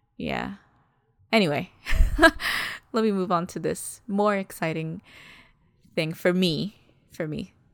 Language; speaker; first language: English; early bilingual, other home language; Malagasy